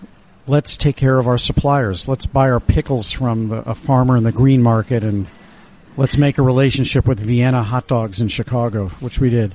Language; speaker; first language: English; native; English